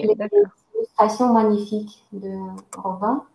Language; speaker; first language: French; non-native, fluent; Russian